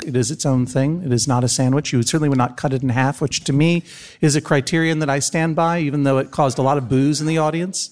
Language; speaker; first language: English; native; English